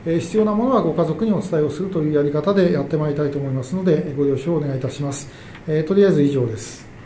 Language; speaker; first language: Japanese; native; Japanese